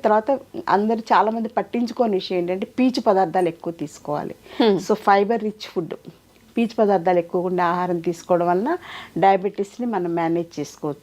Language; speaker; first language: Telugu; native; Telugu